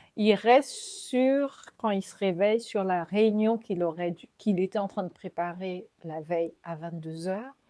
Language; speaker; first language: French; native; French